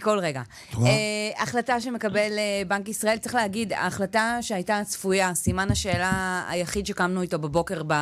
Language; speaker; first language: Hebrew; native; Hebrew